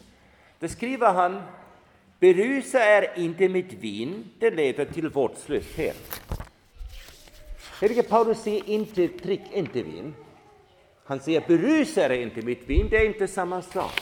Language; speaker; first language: Swedish; non-native, fluent; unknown